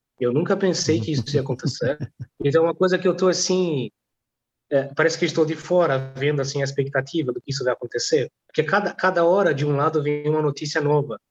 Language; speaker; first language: Portuguese; non-native, fluent; Polish